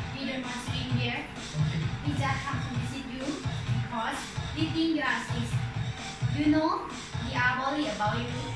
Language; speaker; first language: English; non-native, learner; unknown